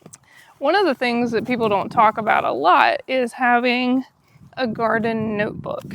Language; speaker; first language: English; native; English